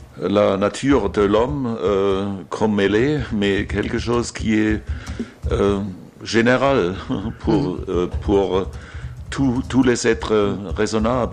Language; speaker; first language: French; non-native, fluent; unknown